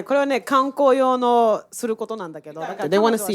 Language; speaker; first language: Japanese; native; Japanese